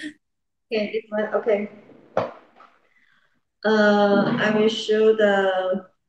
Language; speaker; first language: English; non-native, learner; Chinese